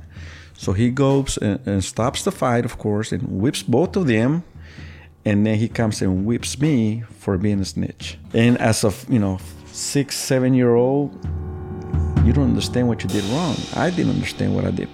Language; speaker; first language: English; early bilingual, other home language; Spanish